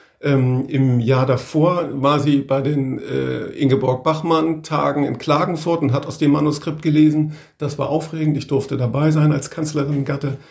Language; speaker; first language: German; native; German